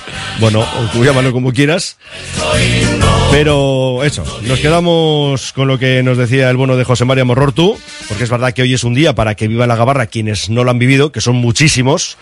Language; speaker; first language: Spanish; native; Spanish